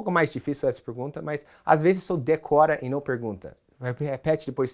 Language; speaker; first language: Portuguese; non-native, fluent; English